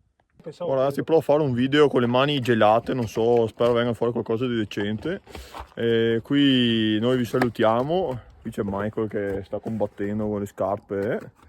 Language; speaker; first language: Italian; native; Italian